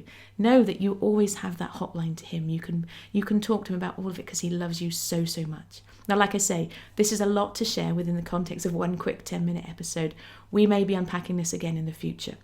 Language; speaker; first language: English; native; English